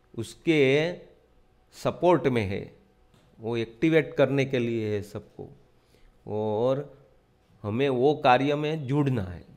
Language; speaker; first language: Hindi; non-native, local second language; Gujarati